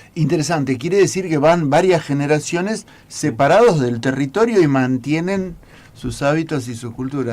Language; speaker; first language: Spanish; native; Spanish